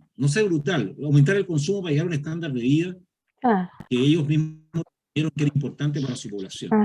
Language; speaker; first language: Spanish; native; Spanish